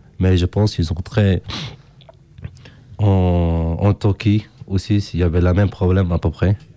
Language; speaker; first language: French; non-native, learner; Kurdish